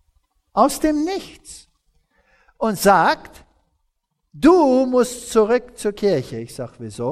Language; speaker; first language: German; early bilingual, heritage; German